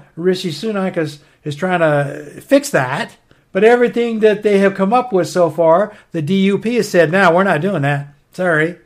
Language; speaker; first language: English; native; English